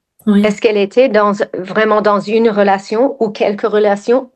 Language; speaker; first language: French; non-native, fluent; English